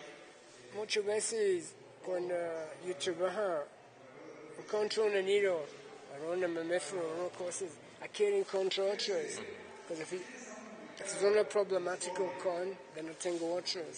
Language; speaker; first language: Spanish; non-native, learner; English